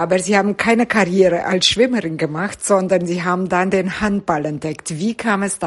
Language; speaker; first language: German; native; German